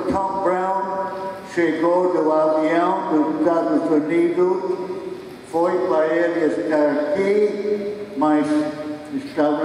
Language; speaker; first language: Portuguese; non-native, fluent; English